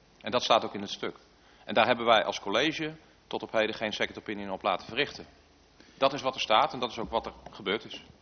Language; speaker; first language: Dutch; native; Dutch